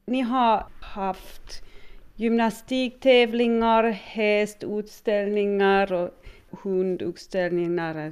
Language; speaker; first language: Swedish; early bilingual, heritage; Finnish